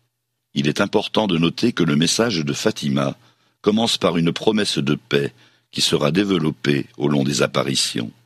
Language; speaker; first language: French; native; French